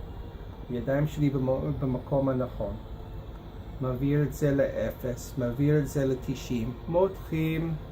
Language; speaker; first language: Hebrew; non-native, fluent; English